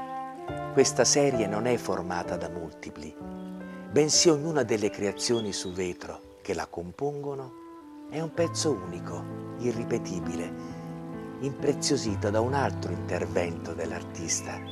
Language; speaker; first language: Italian; native; Italian